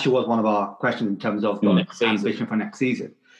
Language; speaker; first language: English; native; English